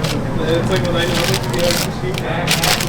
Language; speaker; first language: German; non-native, learner; Turkish